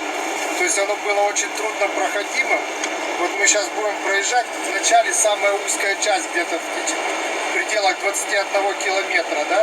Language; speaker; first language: Russian; native; Russian